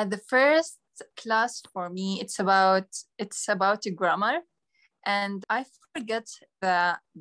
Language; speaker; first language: English; non-native, learner; Arabic